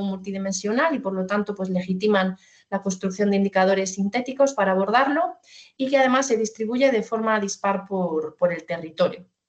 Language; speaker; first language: Spanish; native; Spanish